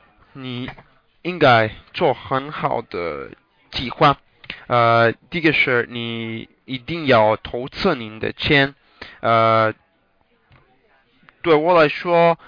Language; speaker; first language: Chinese; non-native, learner; English